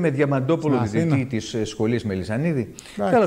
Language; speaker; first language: Greek; native; Greek